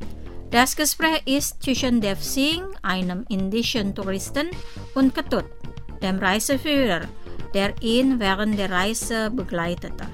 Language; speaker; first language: German; non-native, fluent; Indonesian